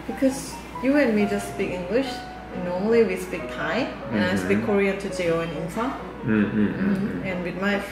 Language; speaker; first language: English; non-native, fluent; Korean